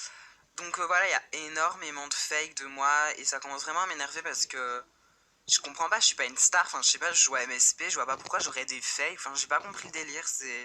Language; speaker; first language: French; native; French